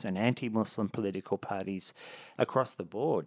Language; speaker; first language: English; native; English